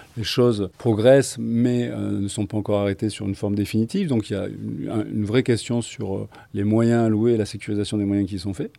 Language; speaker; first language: French; native; French